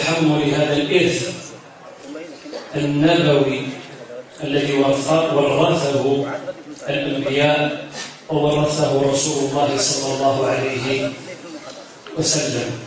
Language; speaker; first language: Arabic; native; Arabic